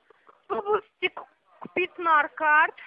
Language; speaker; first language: Russian; non-native, local second language; Azerbaijani